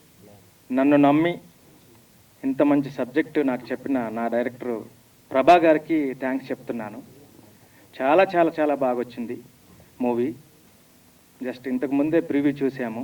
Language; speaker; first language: Telugu; native; Telugu